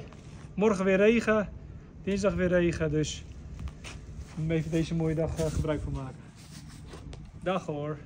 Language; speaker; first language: Dutch; native; Dutch